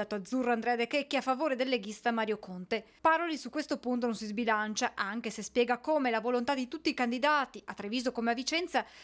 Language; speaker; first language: Italian; native; Italian